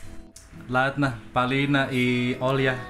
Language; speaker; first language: Russian; non-native, learner; Indonesian